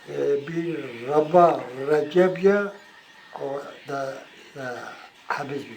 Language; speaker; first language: Turkish; non-native, local second language; Kurdish